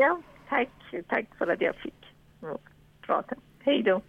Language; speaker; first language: Swedish; non-native, fluent; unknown